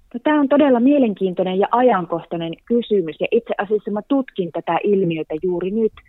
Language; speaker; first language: Finnish; native; Finnish